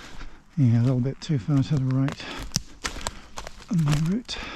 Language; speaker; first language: English; native; English